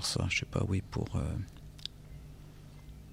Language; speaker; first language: French; native; French